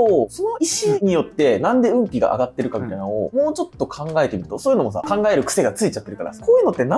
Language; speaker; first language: Japanese; native; Japanese